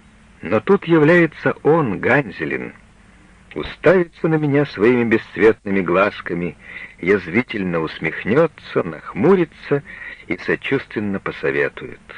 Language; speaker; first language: Russian; native; Russian